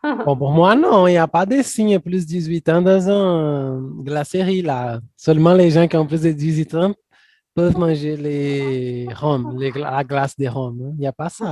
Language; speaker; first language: French; non-native, fluent; Portuguese